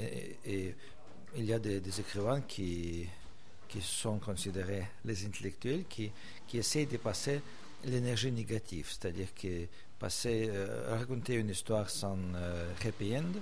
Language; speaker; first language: French; non-native, fluent; Russian